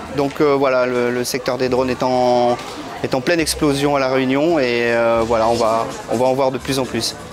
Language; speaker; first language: French; native; French